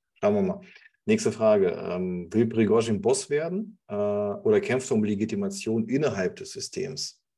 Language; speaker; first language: German; non-native, fluent; Russian